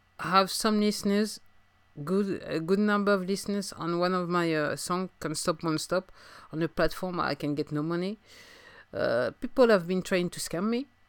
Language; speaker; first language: English; non-native, fluent; French